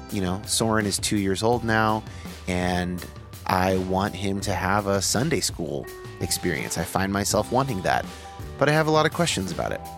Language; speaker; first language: English; native; English